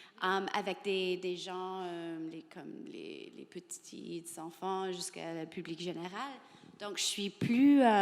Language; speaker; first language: French; non-native, learner; English